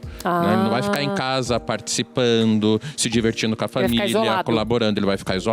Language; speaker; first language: Portuguese; native; Portuguese